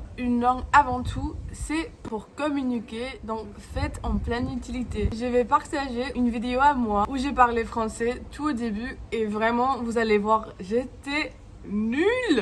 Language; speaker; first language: French; non-native, fluent; English